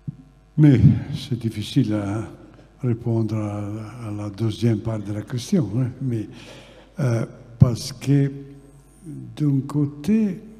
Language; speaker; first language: French; non-native, fluent; Italian